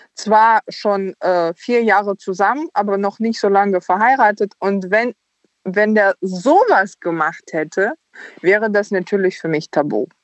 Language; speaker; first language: German; early bilingual, other home language; Ukrainian